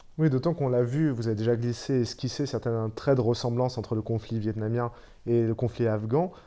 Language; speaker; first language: French; native; French